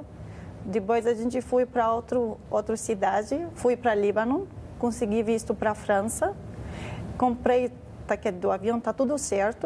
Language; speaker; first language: Portuguese; non-native, learner; Arabic